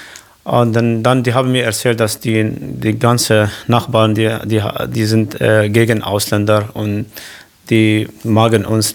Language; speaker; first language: German; non-native, learner; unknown